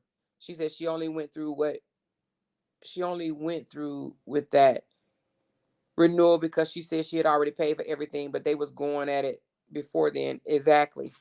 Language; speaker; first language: English; native; English